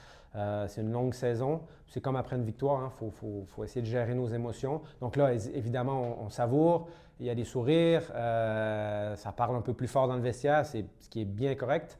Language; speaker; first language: French; native; French